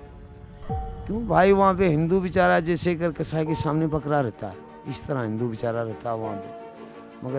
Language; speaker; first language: Urdu; non-native, local second language; Sindhi